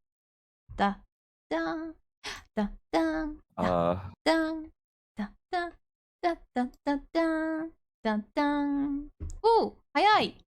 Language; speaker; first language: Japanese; non-native, learner; English